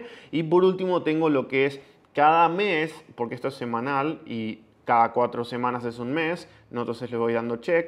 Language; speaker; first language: Spanish; native; Spanish